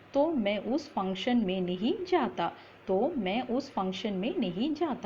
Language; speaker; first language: Hindi; non-native, local second language; Tamil